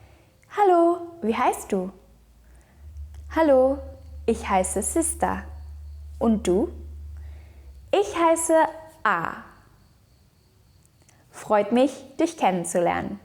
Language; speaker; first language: German; non-native, fluent; Indonesian